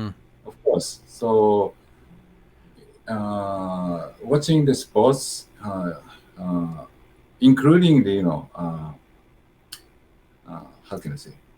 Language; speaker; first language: English; non-native, learner; Japanese